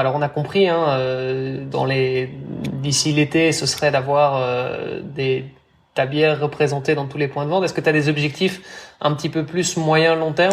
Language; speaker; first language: French; native; French